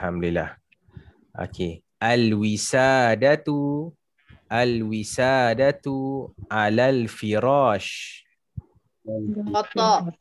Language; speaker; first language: Arabic; non-native, fluent; Malay